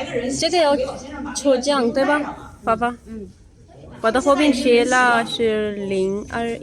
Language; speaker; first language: Chinese; non-native, fluent; Urdu